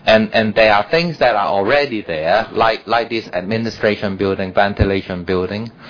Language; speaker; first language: English; non-native, local second language; Chinese